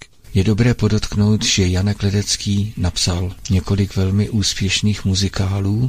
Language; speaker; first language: Czech; native; Czech